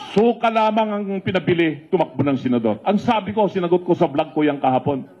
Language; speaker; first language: Filipino; non-native, local second language; Iloko